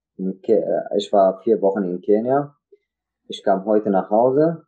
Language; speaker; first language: German; non-native, learner; Tigrinya